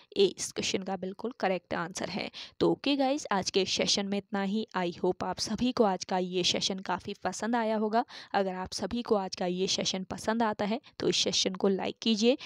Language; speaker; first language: Hindi; native; Hindi